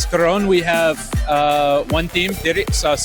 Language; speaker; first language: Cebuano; non-native, learner; English